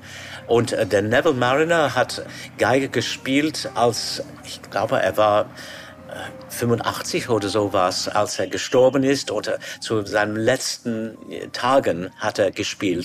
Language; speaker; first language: German; non-native, fluent; English